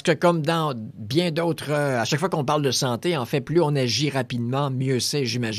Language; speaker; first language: French; native; French